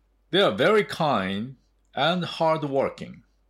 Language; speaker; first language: English; non-native, fluent; Japanese